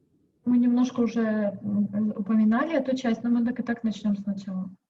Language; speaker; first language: Russian; native; Russian